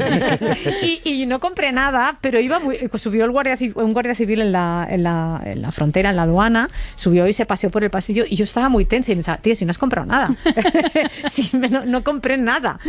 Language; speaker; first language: Spanish; native; Spanish